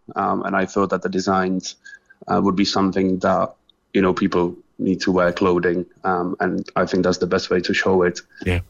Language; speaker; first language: English; non-native, fluent; Czech